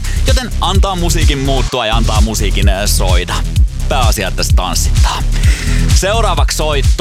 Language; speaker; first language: Finnish; native; Finnish